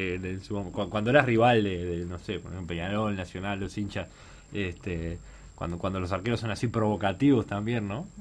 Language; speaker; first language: Spanish; native; Spanish